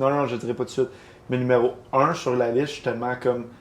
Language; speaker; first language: French; native; French